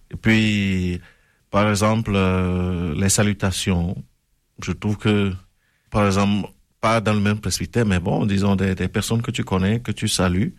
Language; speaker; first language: French; non-native, local second language; Ewe